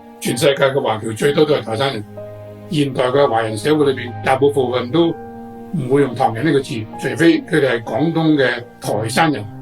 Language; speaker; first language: Cantonese; native; Cantonese